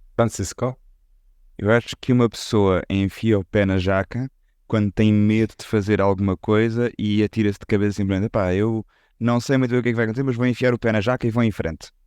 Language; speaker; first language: Portuguese; native; Portuguese